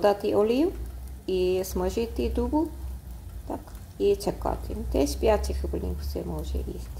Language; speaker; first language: Ukrainian; non-native, learner; Korean